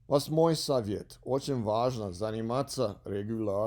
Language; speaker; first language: Russian; non-native, learner; English